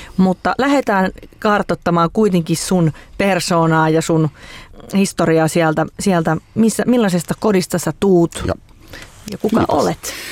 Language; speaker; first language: Finnish; native; Finnish